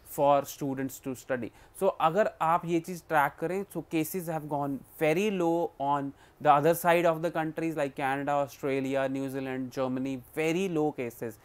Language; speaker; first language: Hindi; non-native, local second language; Punjabi